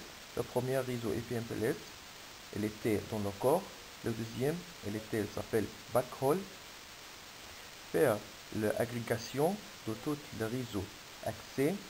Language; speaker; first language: French; non-native, fluent; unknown